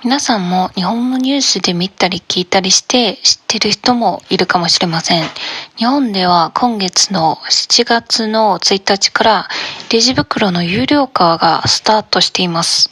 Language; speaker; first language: Japanese; non-native, learner; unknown